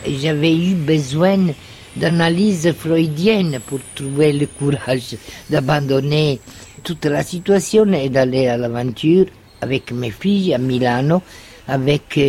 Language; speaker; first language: French; non-native, fluent; Italian